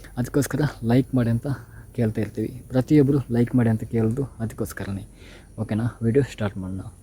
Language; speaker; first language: Kannada; non-native, local second language; Tulu